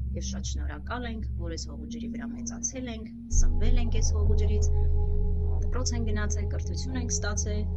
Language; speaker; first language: Armenian; non-native, local second language; Kurdish